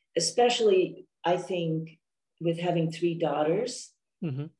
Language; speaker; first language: English; non-native, fluent; Dutch